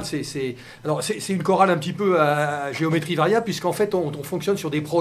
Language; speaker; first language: French; native; French